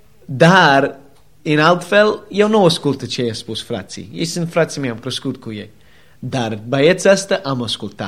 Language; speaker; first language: Romanian; non-native, learner; English